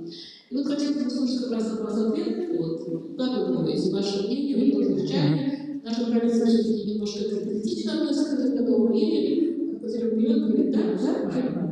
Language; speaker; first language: Russian; native; Russian